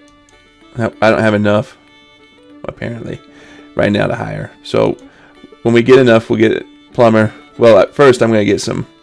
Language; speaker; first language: English; native; English